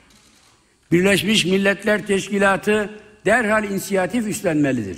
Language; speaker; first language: Turkish; native; Turkish